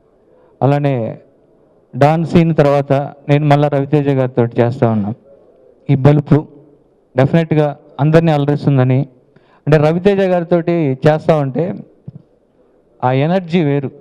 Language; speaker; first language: Telugu; native; Telugu